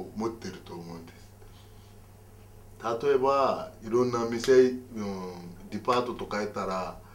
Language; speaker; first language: Japanese; non-native, fluent; Yoruba